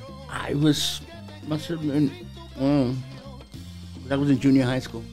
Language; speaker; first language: English; early bilingual, other home language; Spanish